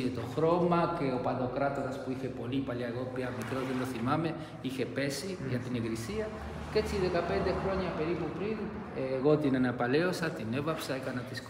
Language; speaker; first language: Greek; early bilingual, heritage; Spanish